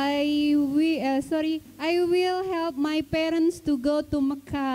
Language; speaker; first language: English; non-native, learner; Indonesian